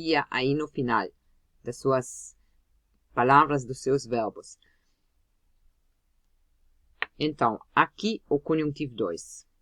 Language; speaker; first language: Portuguese; non-native, fluent; German